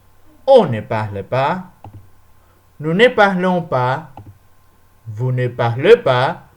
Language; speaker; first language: French; non-native, learner; Spanish